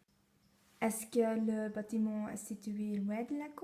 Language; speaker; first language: French; non-native, learner; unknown